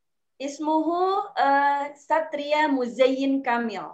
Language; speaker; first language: Arabic; non-native, learner; Indonesian